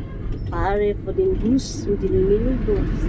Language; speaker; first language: German; non-native, learner; Filipino